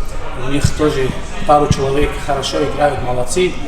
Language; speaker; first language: Russian; non-native, local second language; Tajik